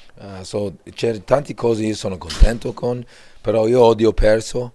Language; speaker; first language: Italian; non-native, learner; English